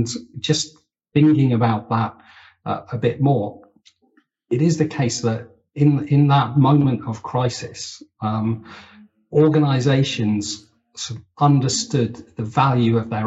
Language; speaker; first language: English; native; English